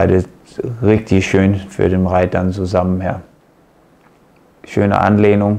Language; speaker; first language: German; non-native, fluent; Danish